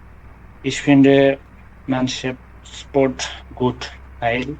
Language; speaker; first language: German; non-native, learner; Bangla